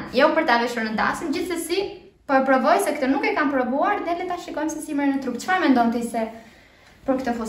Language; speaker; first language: Albanian; early bilingual, heritage; Albanian